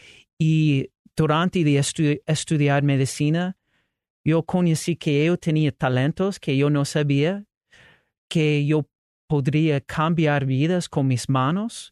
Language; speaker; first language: Spanish; non-native, learner; English